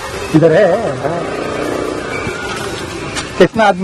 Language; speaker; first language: Hindi; non-native, local second language; Kannada